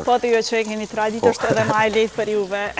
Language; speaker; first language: Albanian; native; Albanian